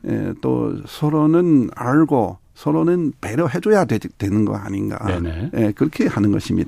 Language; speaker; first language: Korean; non-native, fluent; Chinese